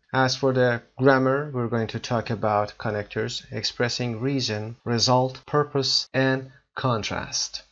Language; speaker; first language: English; non-native, fluent; Persian